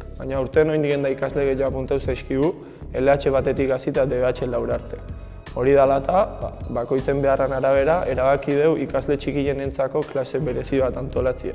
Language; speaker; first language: Basque; native; Basque